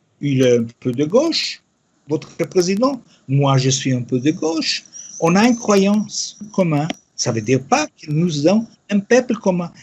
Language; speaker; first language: French; non-native, fluent; Yiddish